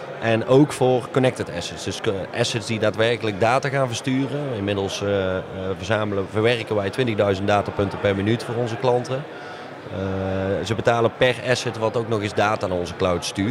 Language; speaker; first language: Dutch; native; Dutch